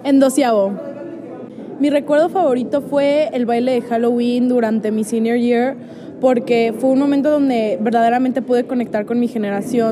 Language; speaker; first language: Spanish; native; Spanish